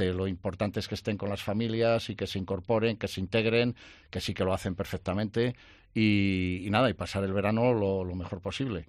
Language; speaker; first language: Spanish; native; Spanish